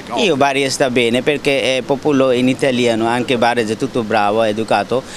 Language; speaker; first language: Italian; non-native, learner; Bangla